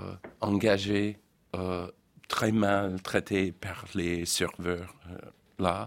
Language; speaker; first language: French; non-native, fluent; English